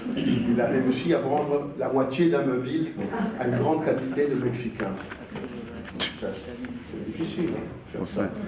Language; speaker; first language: French; non-native, fluent; Spanish